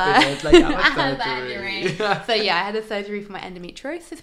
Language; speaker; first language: English; native; English